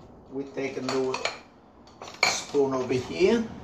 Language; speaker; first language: English; non-native, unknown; Italian